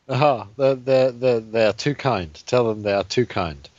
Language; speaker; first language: English; native; English